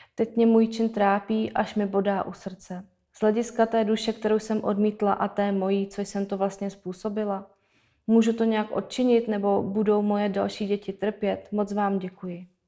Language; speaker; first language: Czech; native; Czech